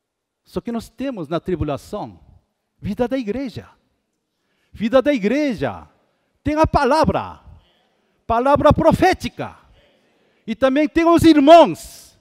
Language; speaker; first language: Portuguese; non-native, fluent; Korean